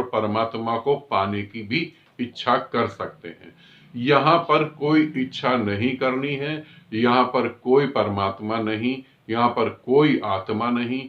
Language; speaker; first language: Hindi; native; Hindi